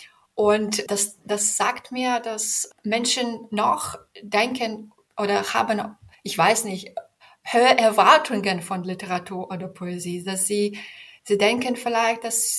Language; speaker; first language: German; non-native, fluent; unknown